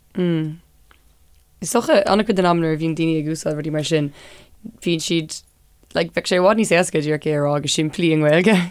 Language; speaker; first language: Irish; non-native, local second language; English